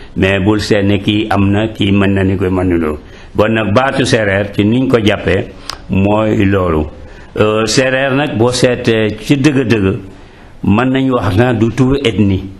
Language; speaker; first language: Wolof; non-native, local second language; Serer